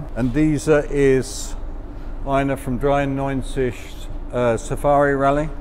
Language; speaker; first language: German; non-native, fluent; English